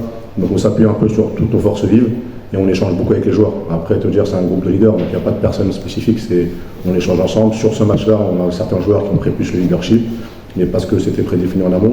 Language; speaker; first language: French; native; French